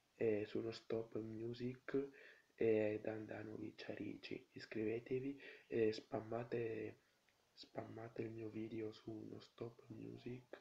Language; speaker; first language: Italian; native; Italian